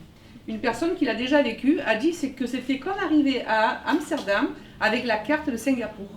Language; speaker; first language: French; native; French